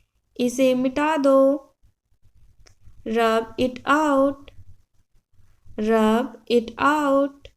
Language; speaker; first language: English; non-native, local second language; Hindi